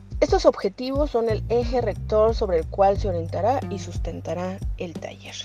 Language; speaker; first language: Spanish; native; Spanish